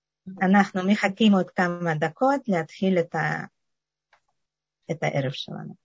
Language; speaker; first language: Hebrew; non-native, fluent; Russian